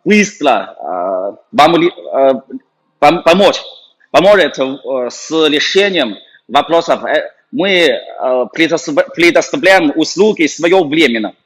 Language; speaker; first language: Russian; non-native, fluent; Chinese